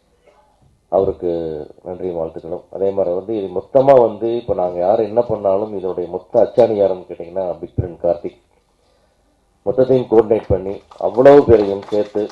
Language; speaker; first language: Tamil; native; Tamil